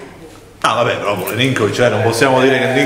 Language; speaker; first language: Italian; native; Italian